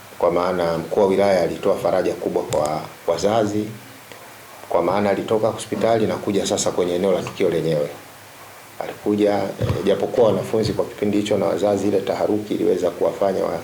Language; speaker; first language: Swahili; native; Swahili